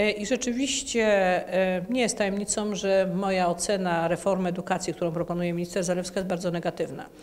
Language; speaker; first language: Polish; native; Polish